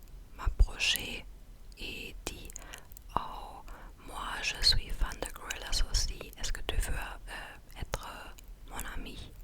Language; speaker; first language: French; non-native, fluent; English